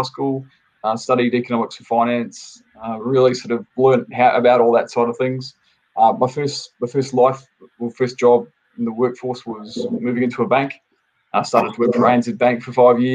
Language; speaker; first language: English; native; English